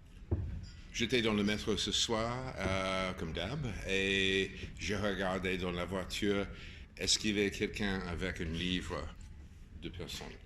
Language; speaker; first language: French; non-native, fluent; English